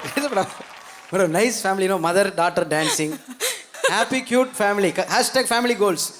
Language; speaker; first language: Tamil; native; Tamil